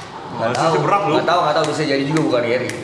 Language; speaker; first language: Indonesian; native; Indonesian